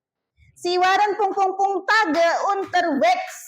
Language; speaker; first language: German; non-native, fluent; Indonesian